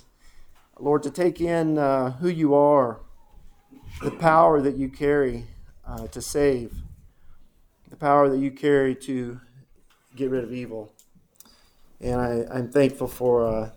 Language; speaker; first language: English; native; English